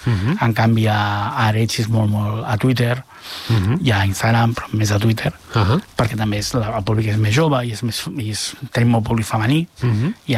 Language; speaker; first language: Catalan; native; Catalan